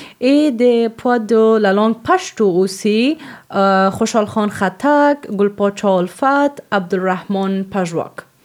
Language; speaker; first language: French; non-native, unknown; Persian